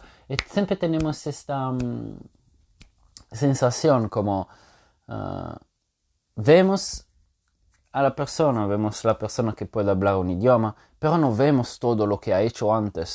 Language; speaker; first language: Spanish; non-native, fluent; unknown